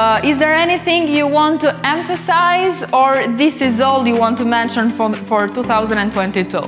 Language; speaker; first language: English; non-native, fluent; Albanian